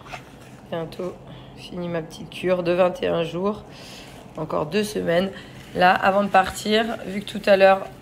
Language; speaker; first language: French; native; French